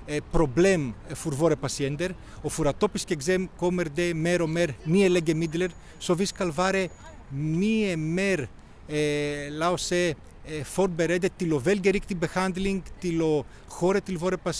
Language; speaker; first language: Norwegian; non-native, fluent; Greek